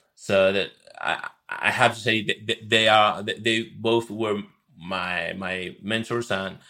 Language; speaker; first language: English; non-native, fluent; Spanish